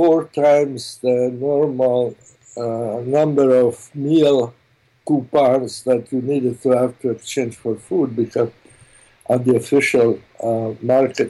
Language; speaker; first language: English; non-native, fluent; German